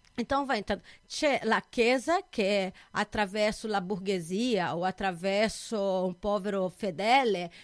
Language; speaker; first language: Italian; non-native, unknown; Portuguese